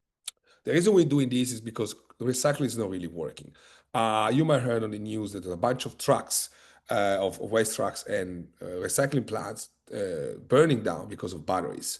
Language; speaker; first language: English; non-native, fluent; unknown